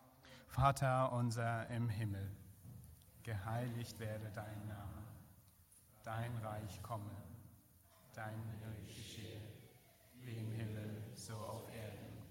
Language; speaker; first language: German; non-native, fluent; Persian